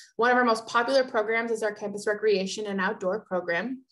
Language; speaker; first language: English; native; English